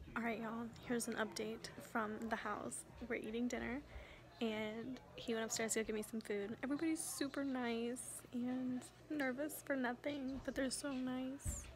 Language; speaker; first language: English; native; English